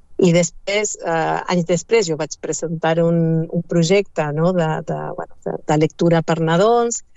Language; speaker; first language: Catalan; non-native, fluent; Spanish